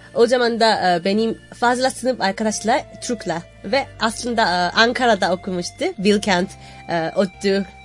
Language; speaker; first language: Turkish; non-native, learner; Korean